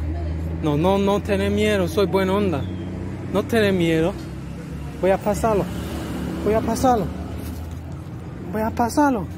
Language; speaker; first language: Spanish; non-native, learner; English